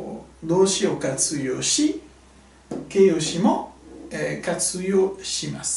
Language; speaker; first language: Japanese; non-native, fluent; French